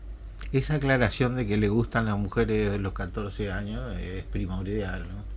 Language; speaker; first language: Spanish; native; Spanish